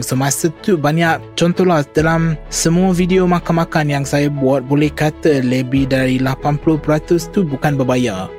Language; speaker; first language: Malay; non-native, fluent; English